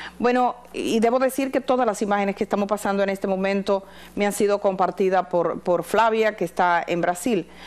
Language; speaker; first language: Spanish; native; Spanish